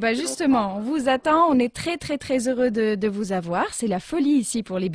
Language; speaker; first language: French; non-native, local second language; Arabic